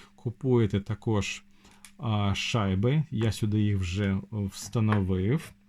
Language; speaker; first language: Ukrainian; non-native, local second language; Russian